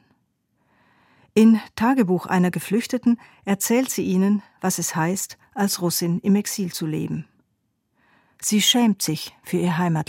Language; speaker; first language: German; native; German